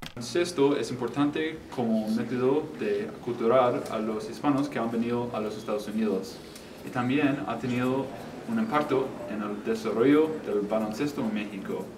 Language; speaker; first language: Spanish; non-native, fluent; English